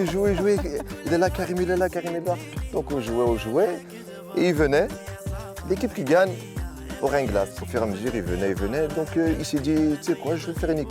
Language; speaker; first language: French; native; French